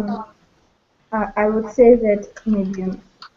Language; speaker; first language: English; non-native, learner; Russian